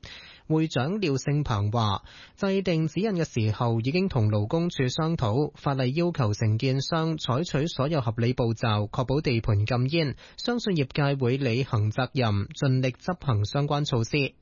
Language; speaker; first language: Cantonese; native; Cantonese